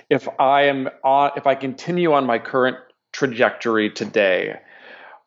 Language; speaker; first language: English; native; English